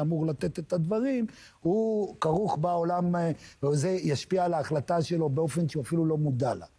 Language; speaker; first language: Hebrew; native; Hebrew